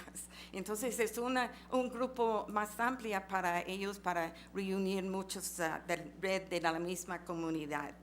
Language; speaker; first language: Spanish; non-native, fluent; English